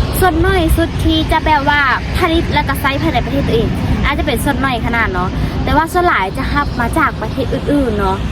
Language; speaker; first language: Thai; non-native, learner; Lao